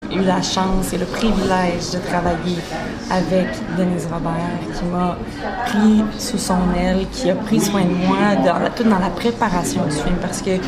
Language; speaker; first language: French; native; French